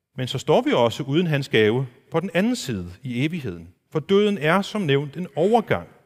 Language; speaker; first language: Danish; non-native, local second language; Faroese